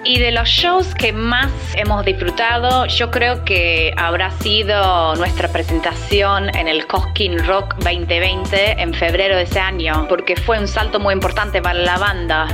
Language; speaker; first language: Spanish; non-native, fluent; English